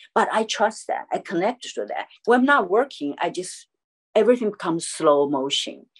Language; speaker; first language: English; non-native, fluent; Chinese